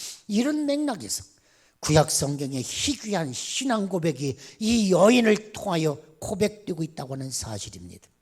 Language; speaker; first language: Korean; native; Korean